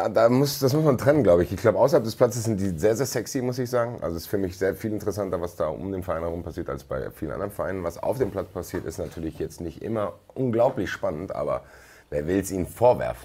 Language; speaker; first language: German; native; German